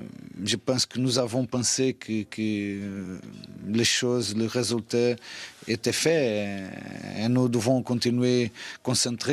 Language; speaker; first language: French; non-native, learner; Portuguese